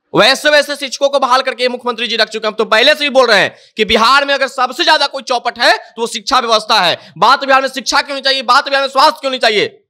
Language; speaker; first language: Hindi; native; Hindi